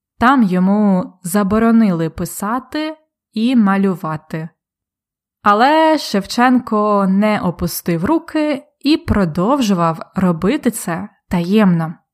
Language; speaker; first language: Ukrainian; native; Ukrainian